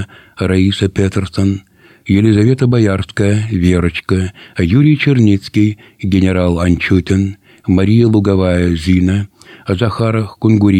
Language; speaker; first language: Russian; native; Russian